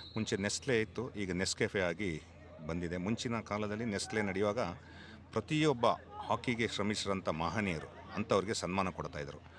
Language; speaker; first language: Kannada; non-native, local second language; Kodava